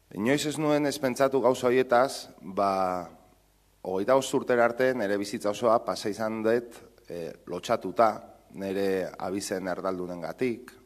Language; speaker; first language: Basque; non-native, local second language; Spanish